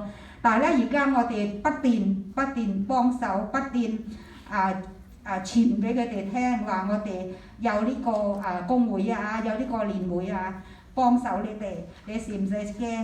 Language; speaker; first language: Cantonese; non-native, fluent; Thai